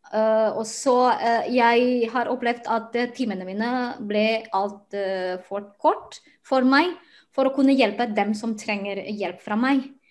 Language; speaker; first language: Norwegian; non-native, fluent; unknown